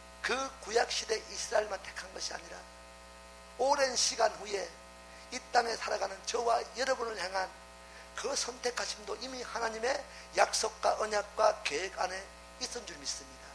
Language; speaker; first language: Korean; native; Korean